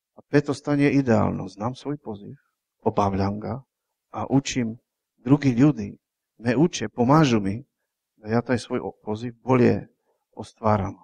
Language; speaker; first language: Croatian; non-native, fluent; Czech